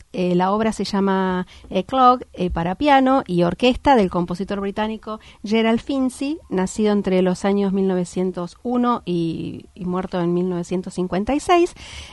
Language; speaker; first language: Spanish; native; Spanish